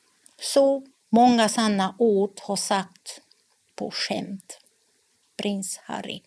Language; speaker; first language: Swedish; non-native, fluent; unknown